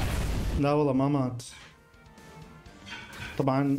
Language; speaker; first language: Arabic; native; Arabic